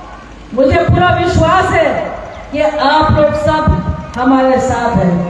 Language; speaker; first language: Hindi; non-native, local second language; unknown